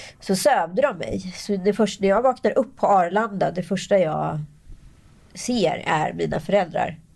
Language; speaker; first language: Swedish; native; Swedish